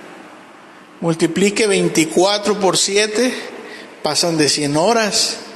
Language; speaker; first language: Spanish; native; Spanish